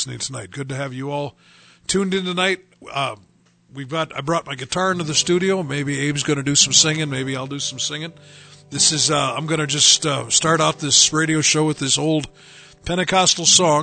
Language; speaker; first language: English; native; English